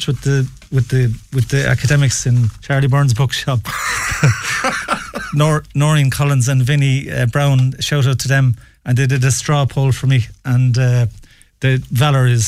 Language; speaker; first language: English; native; English